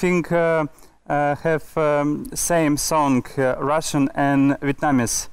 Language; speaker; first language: English; non-native, learner; Russian